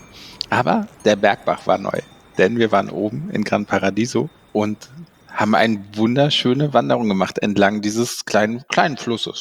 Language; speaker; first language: German; native; German